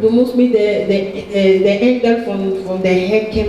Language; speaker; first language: German; non-native, fluent; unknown